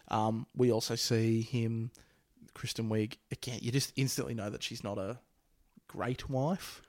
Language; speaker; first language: English; native; English